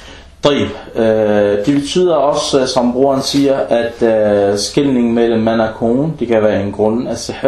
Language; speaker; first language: Danish; non-native, fluent; Arabic